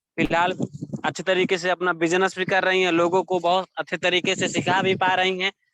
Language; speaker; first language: Hindi; native; Hindi